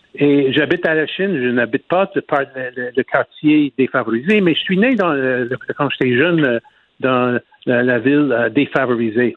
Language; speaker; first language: French; non-native, fluent; Chinese